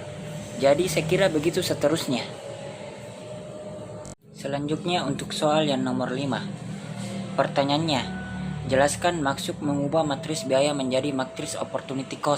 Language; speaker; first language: Indonesian; native; Indonesian